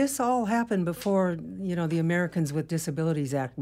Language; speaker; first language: English; native; English